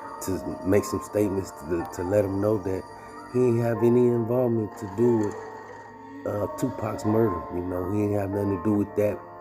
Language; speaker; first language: English; native; English